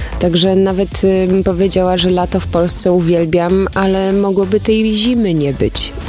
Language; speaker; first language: Polish; early bilingual, other home language; German